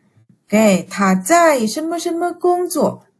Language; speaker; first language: Chinese; non-native, fluent; Indonesian